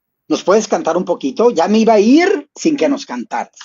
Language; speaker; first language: Spanish; native; Spanish